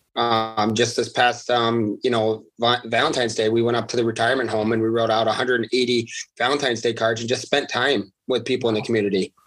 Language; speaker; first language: English; non-native, fluent; Uzbek